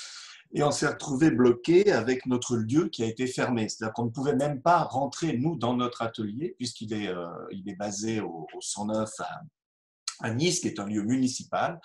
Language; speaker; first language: French; native; French